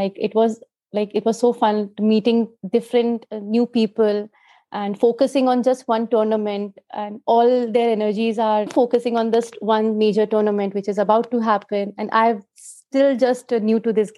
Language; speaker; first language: English; non-native, local second language; Hindi